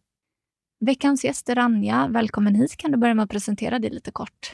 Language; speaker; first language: Swedish; native; Swedish